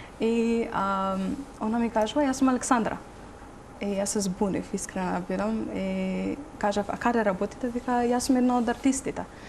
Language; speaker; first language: Macedonian; native; Macedonian